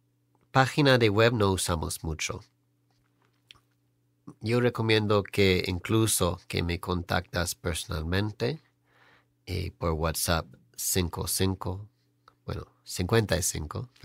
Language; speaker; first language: Spanish; non-native, fluent; English